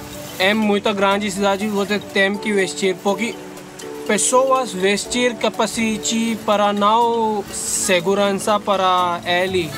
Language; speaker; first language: Portuguese; non-native, learner; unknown